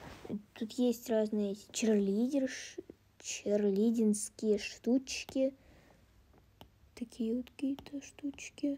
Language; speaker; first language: Russian; native; Russian